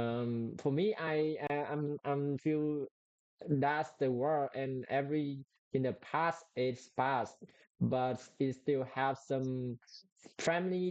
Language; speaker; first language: English; non-native, learner; Vietnamese